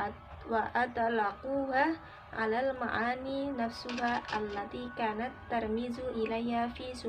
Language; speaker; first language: Arabic; non-native, learner; Indonesian